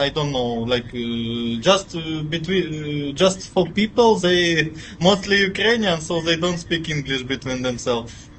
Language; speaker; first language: English; non-native, fluent; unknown